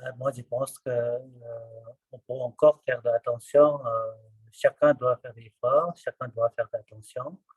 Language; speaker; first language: French; non-native, fluent; Nepali